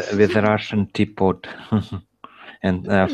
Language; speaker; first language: English; non-native, learner; Russian